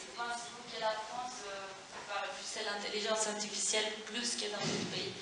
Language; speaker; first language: French; non-native, fluent; Spanish